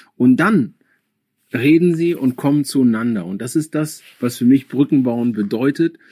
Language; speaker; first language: German; early bilingual, other home language; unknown